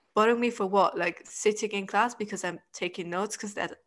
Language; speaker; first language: English; non-native, fluent; Italian